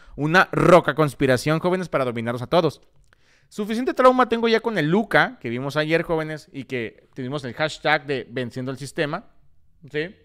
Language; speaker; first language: Spanish; native; Spanish